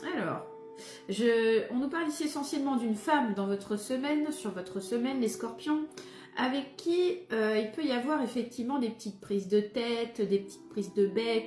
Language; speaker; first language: French; native; French